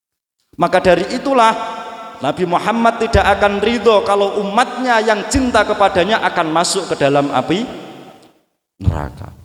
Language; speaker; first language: Indonesian; non-native, local second language; Javanese